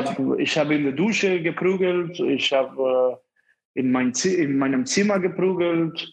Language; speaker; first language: German; non-native, fluent; Spanish